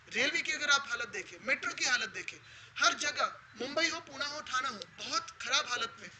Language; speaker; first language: Hindi; non-native, local second language; Marathi